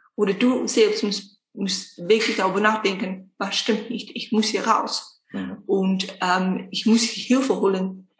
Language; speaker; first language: German; non-native, fluent; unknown